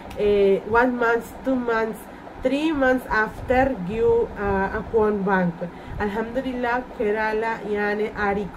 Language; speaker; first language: English; non-native, learner; Spanish